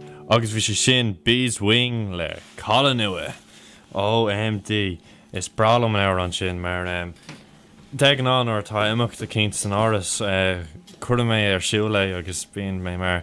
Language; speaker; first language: Irish; non-native, local second language; English